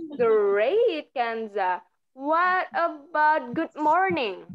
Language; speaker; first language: English; non-native, fluent; Indonesian